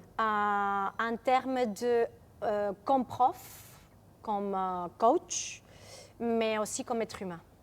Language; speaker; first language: French; non-native, fluent; Spanish